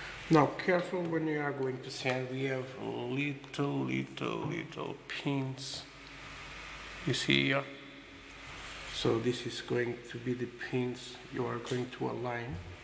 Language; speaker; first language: English; non-native, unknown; Portuguese